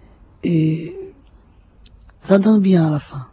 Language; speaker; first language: French; non-native, fluent; Portuguese